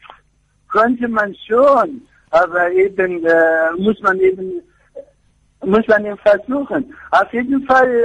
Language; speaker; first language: German; non-native, fluent; Persian